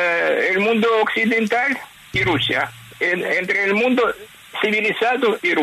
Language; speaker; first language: Spanish; non-native, fluent; Ukrainian